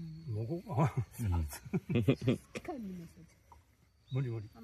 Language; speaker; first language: Japanese; native; Japanese